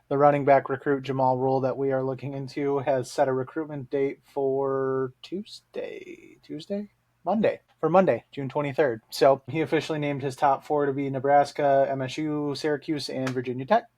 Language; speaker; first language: English; native; English